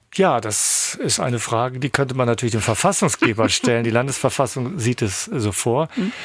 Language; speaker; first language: German; native; German